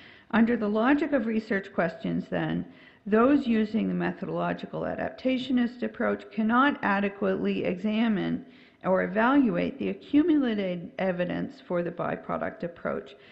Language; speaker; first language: English; native; English